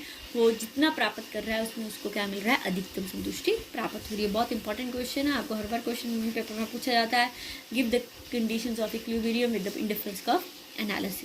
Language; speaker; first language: Hindi; native; Hindi